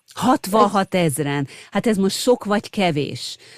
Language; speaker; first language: Hungarian; native; Hungarian